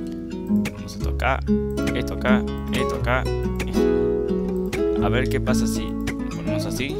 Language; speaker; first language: Spanish; native; Spanish